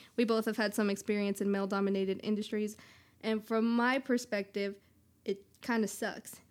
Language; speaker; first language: English; native; English